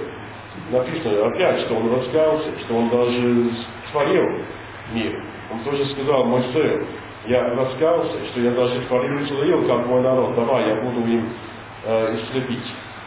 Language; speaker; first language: Russian; non-native, learner; English